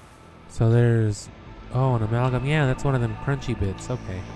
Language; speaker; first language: English; native; English